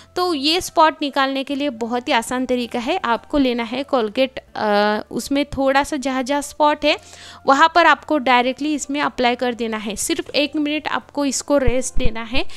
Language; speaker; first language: Hindi; non-native, local second language; Marathi